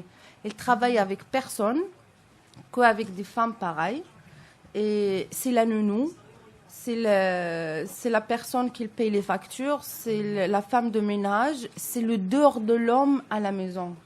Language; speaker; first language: French; non-native, local second language; Arabic